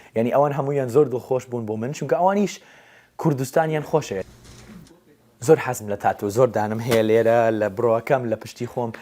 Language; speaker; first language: Central Kurdish; non-native, fluent; English